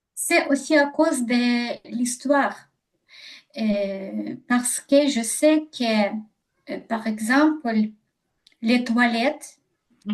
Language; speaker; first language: French; non-native, learner; Ukrainian